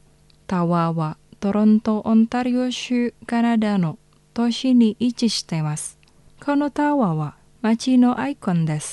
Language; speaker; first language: Japanese; non-native, fluent; Indonesian